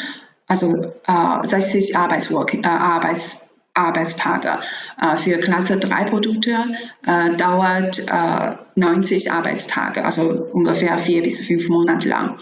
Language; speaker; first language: German; non-native, fluent; Chinese